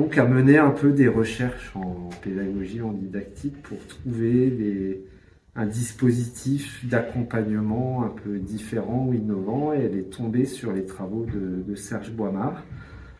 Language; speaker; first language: French; native; French